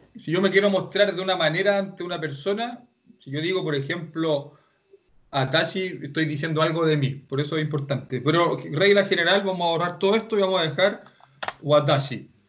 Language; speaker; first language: Spanish; native; Spanish